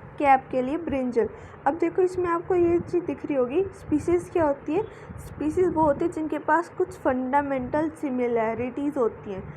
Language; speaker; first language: Hindi; native; Hindi